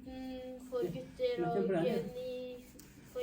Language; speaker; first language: Norwegian; early bilingual, other home language; Urdu